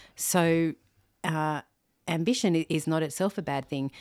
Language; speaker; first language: English; native; English